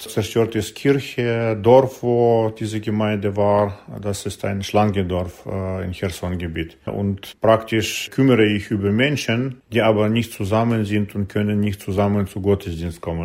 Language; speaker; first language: German; non-native, learner; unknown